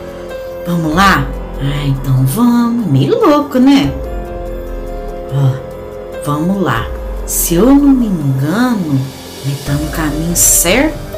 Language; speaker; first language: Portuguese; native; Portuguese